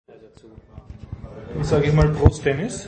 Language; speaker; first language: German; native; German